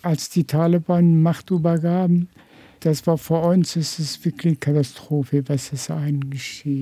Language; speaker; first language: German; non-native, fluent; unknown